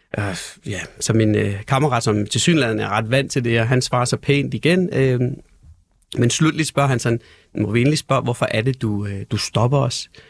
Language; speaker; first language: Danish; early bilingual, other home language; Persian